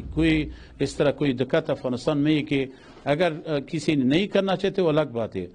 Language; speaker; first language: Hindi; non-native, local second language; Pashto